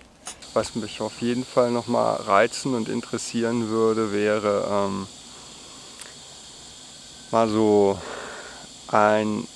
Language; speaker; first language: German; native; German